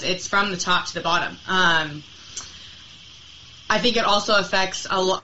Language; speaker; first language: English; native; English